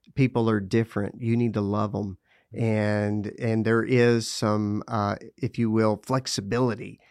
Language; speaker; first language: English; native; English